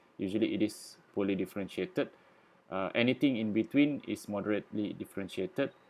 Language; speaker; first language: English; non-native, local second language; Malay